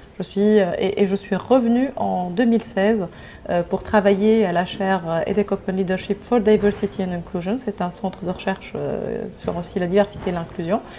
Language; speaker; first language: French; non-native, local second language; Arabic